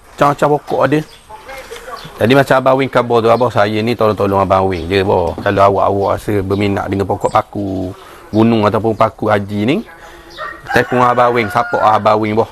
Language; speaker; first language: Malay; native; Malay